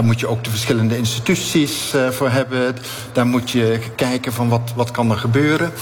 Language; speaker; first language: Dutch; native; Dutch